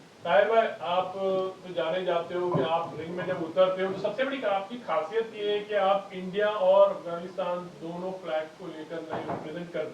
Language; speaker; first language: Hindi; native; Hindi